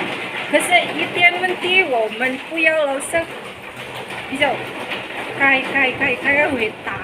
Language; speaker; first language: Chinese; non-native, learner; Indonesian